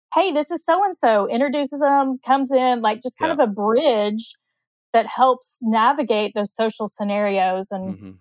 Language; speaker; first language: English; native; English